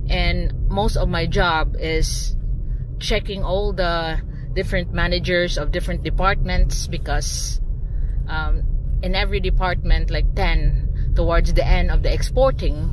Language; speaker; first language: English; non-native, local second language; Cebuano